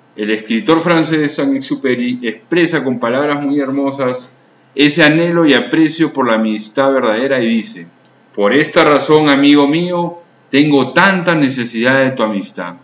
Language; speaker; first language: Spanish; native; Spanish